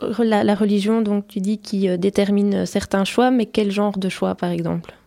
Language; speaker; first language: French; native; French